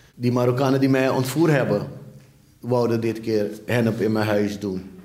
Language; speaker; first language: Dutch; early bilingual, other home language; Papiamento